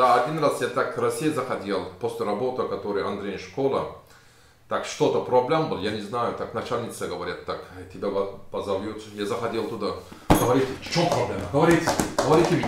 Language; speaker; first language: Russian; non-native, learner; Turkish